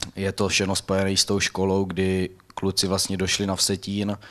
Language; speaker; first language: Czech; native; Czech